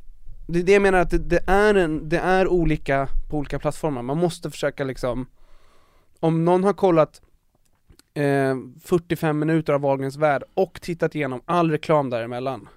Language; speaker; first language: Swedish; native; Swedish